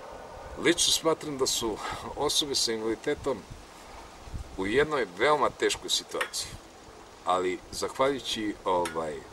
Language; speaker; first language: Serbian; native; Serbian